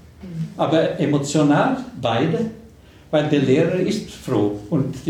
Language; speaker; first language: German; non-native, fluent; Swedish